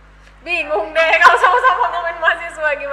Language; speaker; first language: Indonesian; native; Indonesian